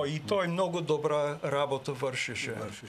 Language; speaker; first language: Bulgarian; early bilingual, heritage; Bulgarian